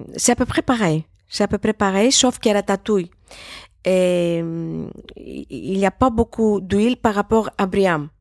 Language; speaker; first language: French; non-native, fluent; Greek